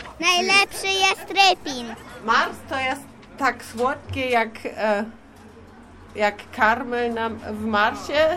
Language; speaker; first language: Polish; non-native, fluent; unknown